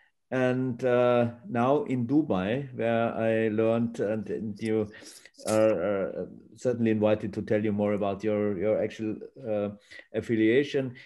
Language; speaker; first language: English; non-native, fluent; German